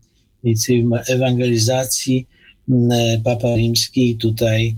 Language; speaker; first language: Ukrainian; non-native, fluent; Polish